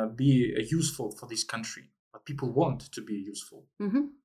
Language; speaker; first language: English; non-native, learner; Russian